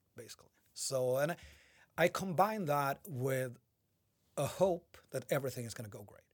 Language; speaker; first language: English; non-native, fluent; Swedish